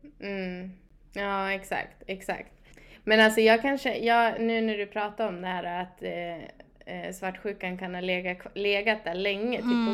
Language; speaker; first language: Swedish; native; Swedish